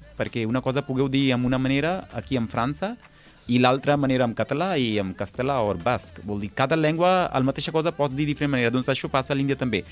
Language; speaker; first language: Catalan; non-native, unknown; Hindi